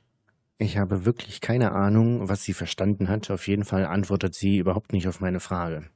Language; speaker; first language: German; native; German